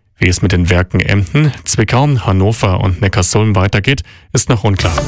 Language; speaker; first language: German; native; German